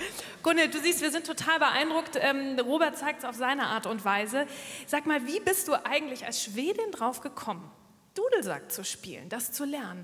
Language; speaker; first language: German; native; German